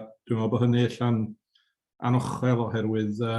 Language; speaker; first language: Welsh; native; Welsh